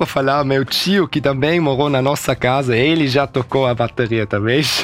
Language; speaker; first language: Portuguese; early bilingual, heritage; Portuguese